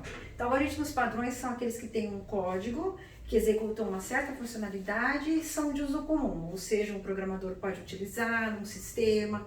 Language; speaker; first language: Portuguese; native; Portuguese